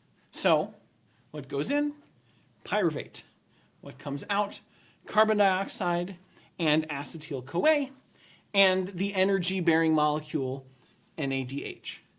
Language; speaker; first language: English; native; English